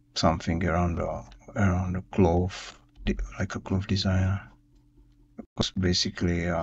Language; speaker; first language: English; non-native, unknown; Czech